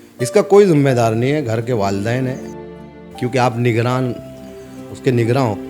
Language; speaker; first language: Hindi; non-native, local second language; Urdu